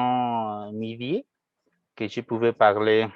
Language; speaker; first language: French; non-native, fluent; Spanish